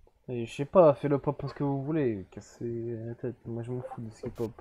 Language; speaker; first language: French; native; French